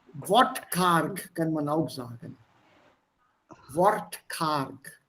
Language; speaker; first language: German; non-native, fluent; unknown